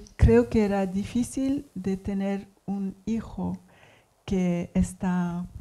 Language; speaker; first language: Spanish; non-native, learner; English